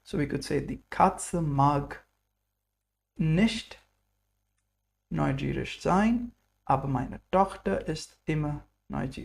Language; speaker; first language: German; non-native, fluent; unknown